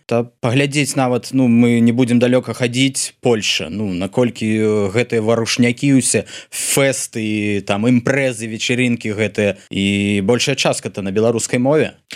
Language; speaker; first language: Belarusian; non-native, local second language; Russian